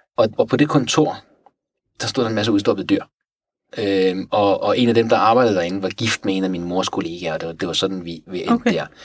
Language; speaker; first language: Danish; early bilingual, other home language; Persian